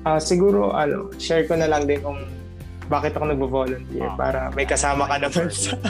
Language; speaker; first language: Filipino; native; Filipino